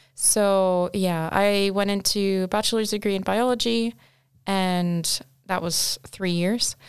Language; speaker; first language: English; non-native, fluent; Portuguese